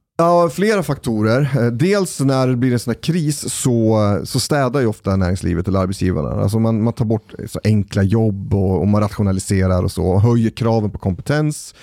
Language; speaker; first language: Swedish; native; Swedish